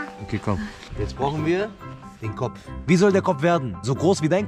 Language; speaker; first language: German; native; German